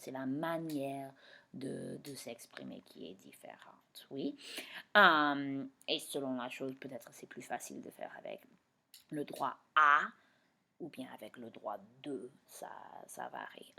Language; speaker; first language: French; non-native, fluent; English